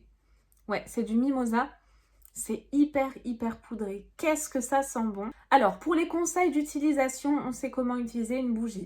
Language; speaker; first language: French; native; French